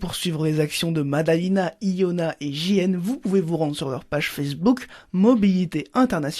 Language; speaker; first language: French; native; French